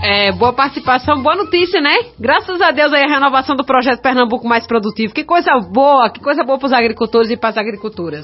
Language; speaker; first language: Portuguese; native; Portuguese